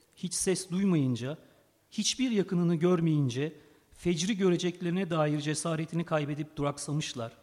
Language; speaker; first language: Turkish; native; Turkish